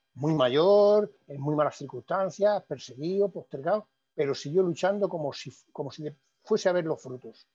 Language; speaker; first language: Spanish; native; Spanish